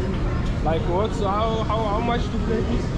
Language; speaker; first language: English; non-native, fluent; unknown